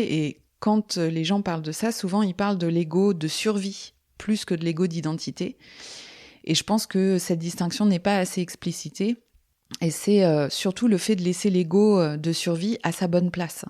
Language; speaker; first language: French; native; French